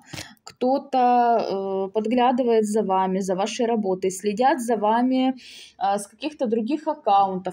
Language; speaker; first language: Russian; native; Russian